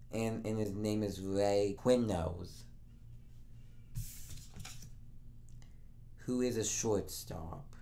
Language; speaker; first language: English; native; English